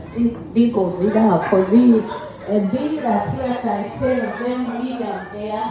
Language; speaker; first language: Danish; non-native, learner; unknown